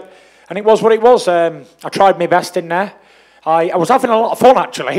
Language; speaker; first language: English; native; English